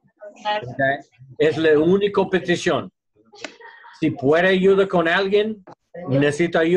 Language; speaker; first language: Spanish; non-native, learner; English